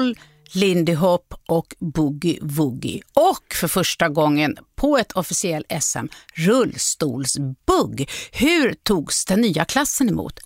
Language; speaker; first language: Swedish; native; Swedish